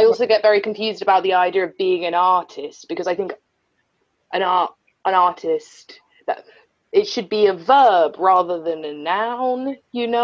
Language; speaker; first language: English; native; English